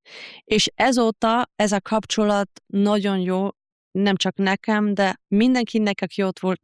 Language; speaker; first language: Hungarian; non-native, fluent; German